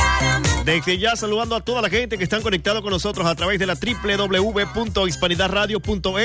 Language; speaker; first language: Spanish; native; Spanish